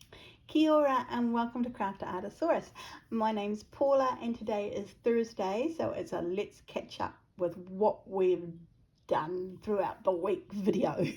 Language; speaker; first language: English; native; English